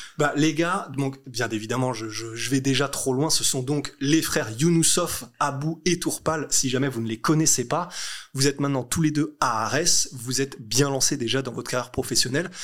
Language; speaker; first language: French; native; French